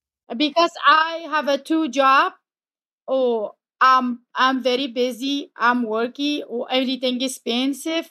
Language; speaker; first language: English; non-native, learner; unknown